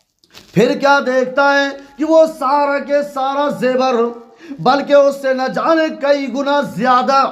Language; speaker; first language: Urdu; native; Urdu